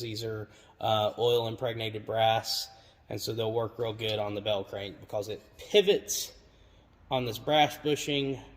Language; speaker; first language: English; native; English